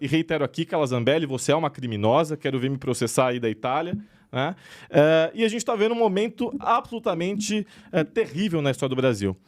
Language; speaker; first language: Portuguese; native; Portuguese